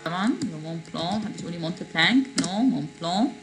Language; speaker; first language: French; non-native, fluent; Arabic